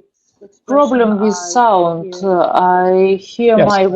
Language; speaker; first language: English; non-native, learner; Russian